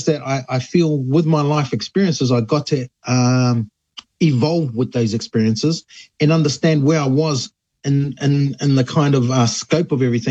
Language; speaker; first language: English; native; English